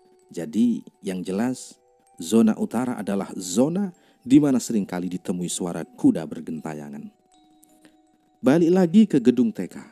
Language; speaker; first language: Indonesian; native; Indonesian